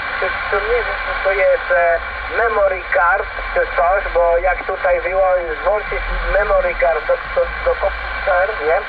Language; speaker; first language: Polish; non-native, learner; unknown